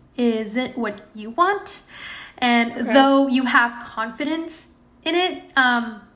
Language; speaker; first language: English; non-native, fluent; Indonesian